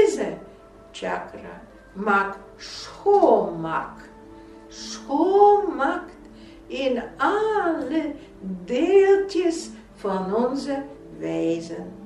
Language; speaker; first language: Dutch; non-native, fluent; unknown